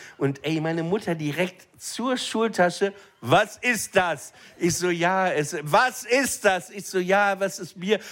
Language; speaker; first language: German; native; German